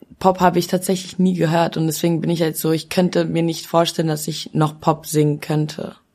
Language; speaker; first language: German; early bilingual, other home language; Albanian